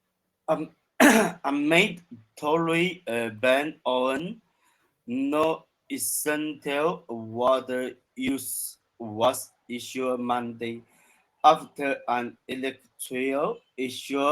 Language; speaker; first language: English; non-native, learner; Chinese